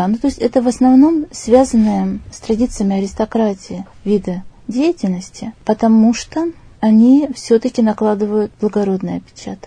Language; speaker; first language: Russian; native; Russian